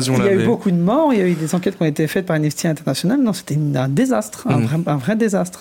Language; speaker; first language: French; native; French